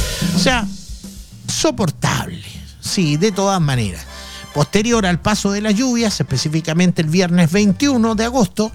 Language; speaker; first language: Spanish; native; Spanish